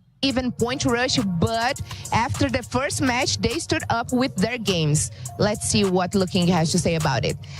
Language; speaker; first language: English; non-native, fluent; Portuguese